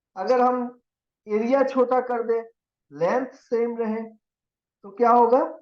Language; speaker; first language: Hindi; non-native, local second language; Assamese